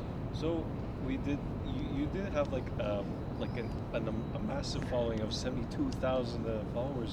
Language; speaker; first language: English; non-native, local second language; French